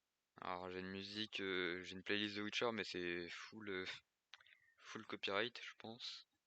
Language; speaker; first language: French; native; French